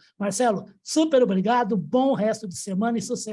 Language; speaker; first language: Portuguese; native; Portuguese